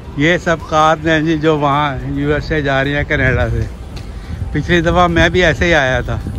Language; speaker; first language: Hindi; native; Hindi